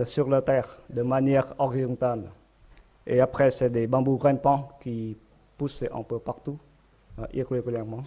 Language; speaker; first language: French; non-native, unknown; Vietnamese